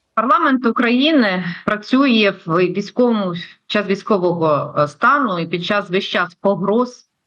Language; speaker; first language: Ukrainian; native; Ukrainian